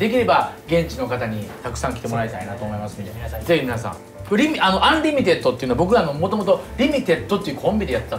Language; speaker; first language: Japanese; native; Japanese